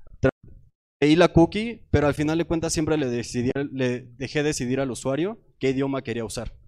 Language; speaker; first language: Spanish; native; Spanish